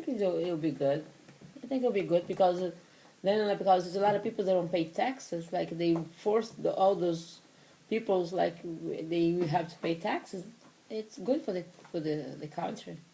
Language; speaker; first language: English; non-native, learner; Portuguese